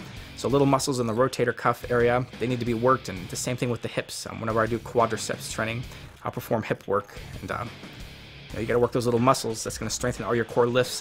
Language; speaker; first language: English; native; English